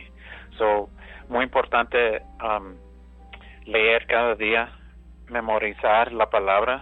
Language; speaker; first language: Spanish; early bilingual, heritage; English